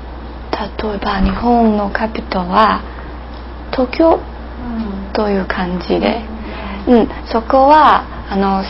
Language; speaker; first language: Japanese; non-native, learner; English